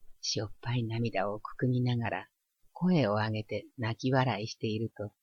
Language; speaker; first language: Japanese; native; Japanese